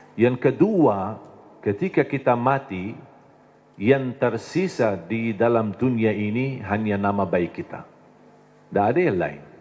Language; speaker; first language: Indonesian; non-native, fluent; Arabic